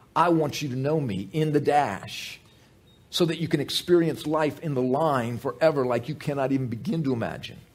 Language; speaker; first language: English; native; English